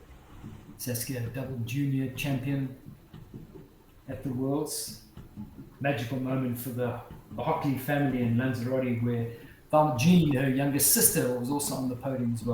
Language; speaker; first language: English; native; English